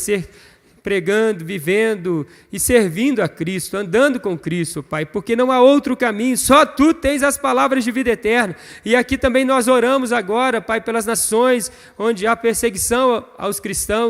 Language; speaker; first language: Portuguese; native; Portuguese